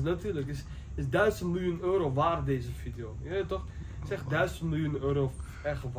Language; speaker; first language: Dutch; early bilingual, other home language; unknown